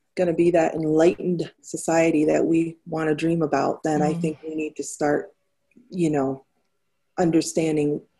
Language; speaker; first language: English; native; English